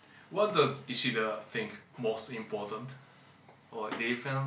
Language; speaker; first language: English; non-native, learner; Japanese